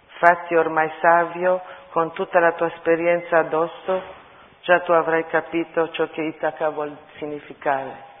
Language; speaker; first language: Italian; early bilingual, other home language; Armenian